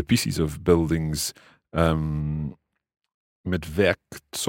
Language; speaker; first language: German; non-native, fluent; English